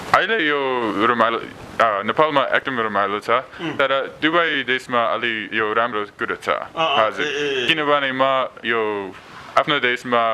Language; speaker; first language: Nepali; non-native, learner; English